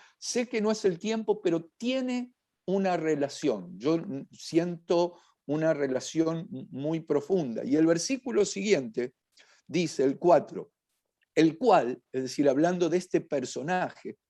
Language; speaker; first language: Spanish; native; Spanish